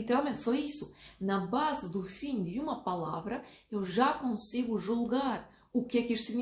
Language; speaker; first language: Portuguese; non-native, fluent; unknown